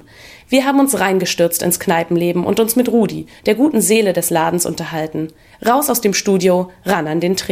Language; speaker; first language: German; native; German